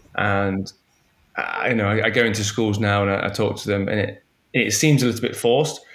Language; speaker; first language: English; native; English